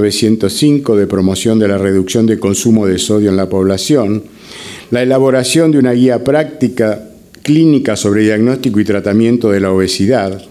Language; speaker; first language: Spanish; native; Spanish